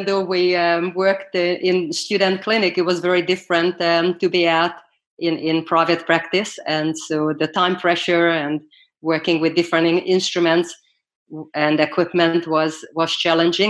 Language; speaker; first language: English; non-native, fluent; Hungarian